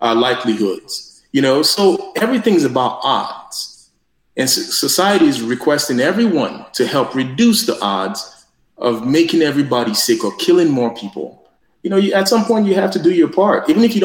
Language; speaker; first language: English; non-native, local second language; Yoruba